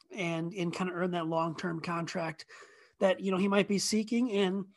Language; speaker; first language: English; native; English